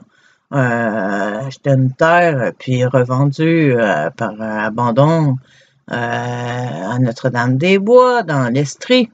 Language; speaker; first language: French; native; French